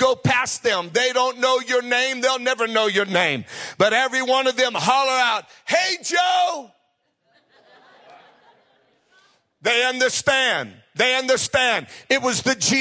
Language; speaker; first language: English; native; English